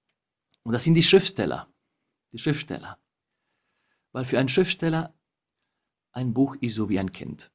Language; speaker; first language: German; non-native, fluent; Spanish